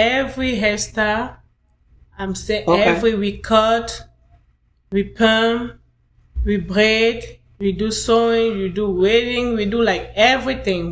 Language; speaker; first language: English; non-native, local second language; French